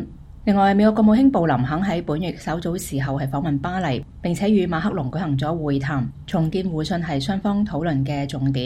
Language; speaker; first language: Chinese; non-native, local second language; Cantonese